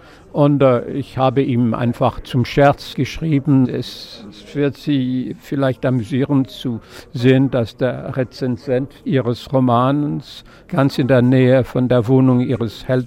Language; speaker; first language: German; non-native, fluent; French